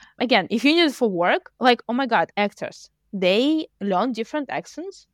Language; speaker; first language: English; non-native, fluent; Russian